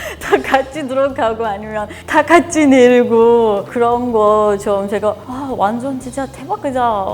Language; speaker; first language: Korean; non-native, fluent; Turkish